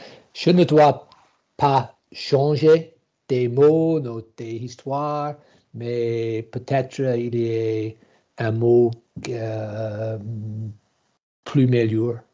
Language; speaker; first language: French; non-native, learner; English